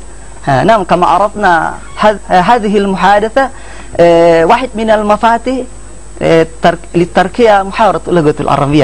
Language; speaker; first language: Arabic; non-native, fluent; Indonesian